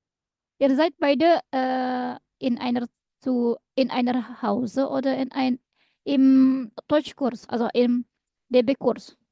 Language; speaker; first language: German; non-native, fluent; Indonesian